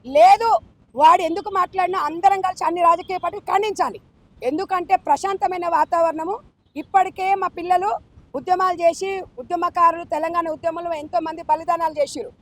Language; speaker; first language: Telugu; native; Telugu